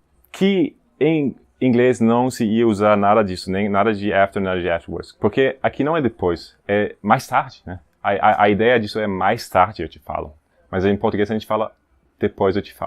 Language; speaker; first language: Portuguese; non-native, fluent; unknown